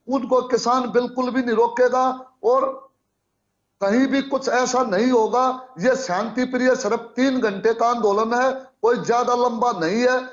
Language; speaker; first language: Hindi; native; Hindi